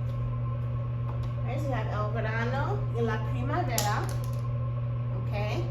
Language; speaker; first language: Spanish; non-native, fluent; English